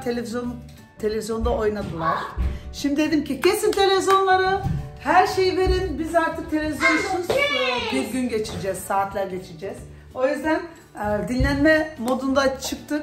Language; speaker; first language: Turkish; early bilingual, heritage; Turkish